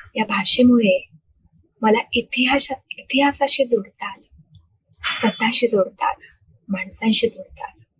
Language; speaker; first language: Marathi; non-native, local second language; Hindi